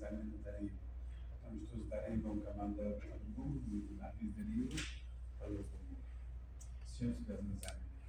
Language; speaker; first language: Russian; non-native, local second language; Uzbek